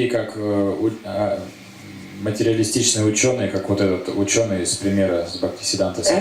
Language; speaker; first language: Russian; native; Russian